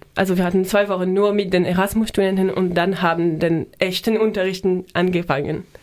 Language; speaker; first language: German; non-native, fluent; French